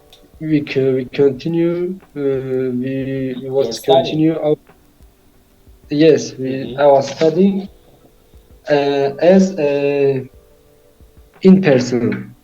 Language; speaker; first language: English; non-native, learner; Tajik